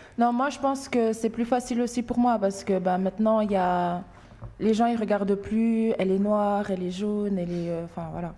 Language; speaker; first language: French; early bilingual, other home language; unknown